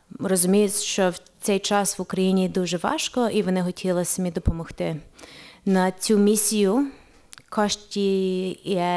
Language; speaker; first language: Ukrainian; early bilingual, heritage; Ukrainian